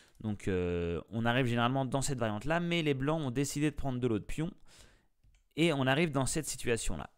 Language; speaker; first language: French; native; French